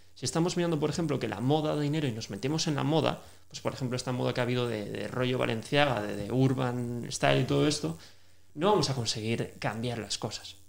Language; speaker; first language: Spanish; native; Spanish